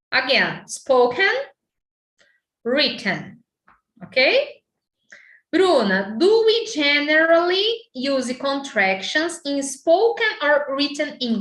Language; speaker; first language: English; non-native, fluent; Portuguese